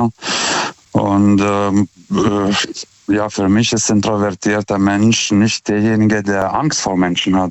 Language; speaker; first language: German; non-native, fluent; Lithuanian